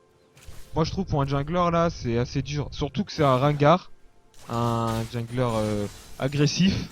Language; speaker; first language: French; native; French